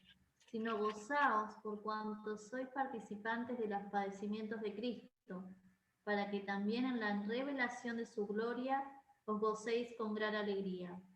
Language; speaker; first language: Spanish; native; Spanish